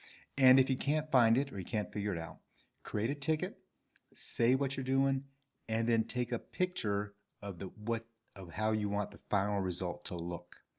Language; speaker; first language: English; native; English